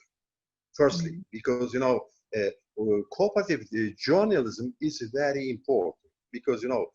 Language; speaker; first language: English; non-native, learner; Turkish